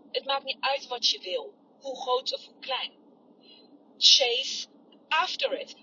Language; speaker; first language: Dutch; non-native, fluent; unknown